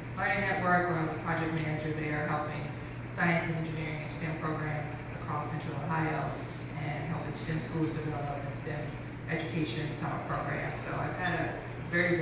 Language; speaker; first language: English; native; English